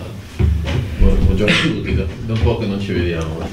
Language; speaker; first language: Italian; native; Italian